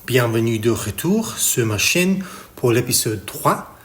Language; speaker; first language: French; non-native, learner; English